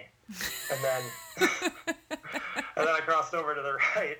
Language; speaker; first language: English; native; English